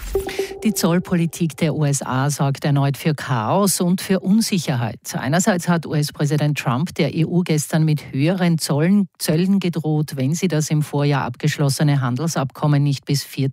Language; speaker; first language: German; native; German